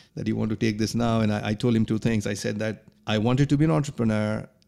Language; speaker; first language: English; non-native, local second language; Bangla